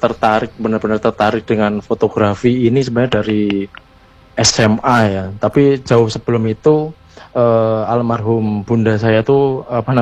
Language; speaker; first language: Indonesian; native; Indonesian